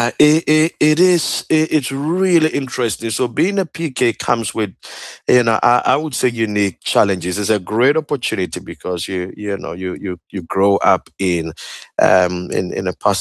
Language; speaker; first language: English; non-native, local second language; Akan